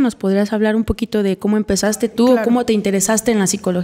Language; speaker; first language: Spanish; native; Spanish